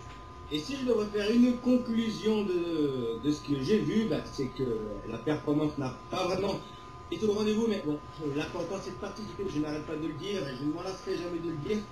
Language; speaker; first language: French; native; French